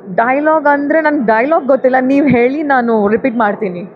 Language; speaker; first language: Kannada; non-native, learner; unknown